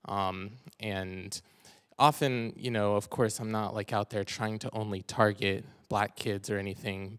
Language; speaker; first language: English; native; English